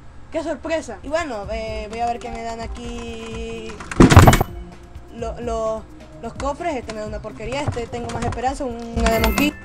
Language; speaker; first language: Spanish; native; Spanish